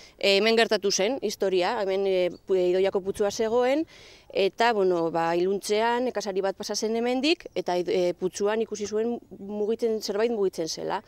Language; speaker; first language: Basque; non-native, local second language; Spanish